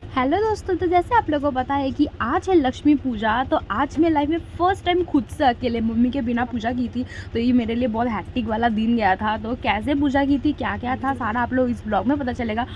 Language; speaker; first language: Hindi; non-native, local second language; Bangla